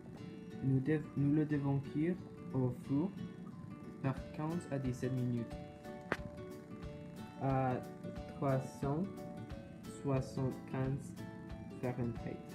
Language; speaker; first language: French; non-native, learner; English